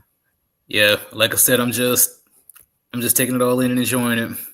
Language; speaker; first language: English; native; English